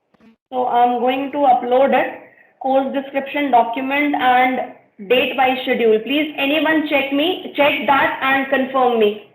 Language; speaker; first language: English; non-native, local second language; Hindi